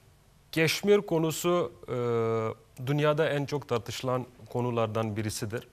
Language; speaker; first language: Turkish; non-native, fluent; Kashmiri